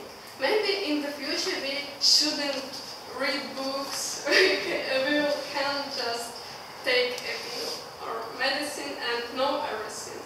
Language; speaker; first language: English; non-native, learner; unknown